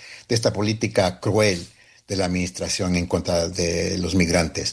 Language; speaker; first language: Spanish; early bilingual, heritage; Spanish